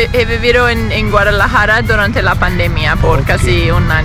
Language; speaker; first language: Spanish; non-native, learner; English